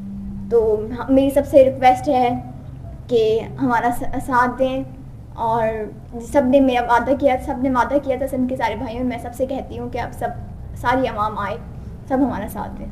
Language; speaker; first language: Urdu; non-native, local second language; Sindhi